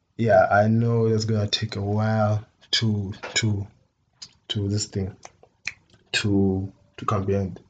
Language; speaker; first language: English; non-native, local second language; Tswana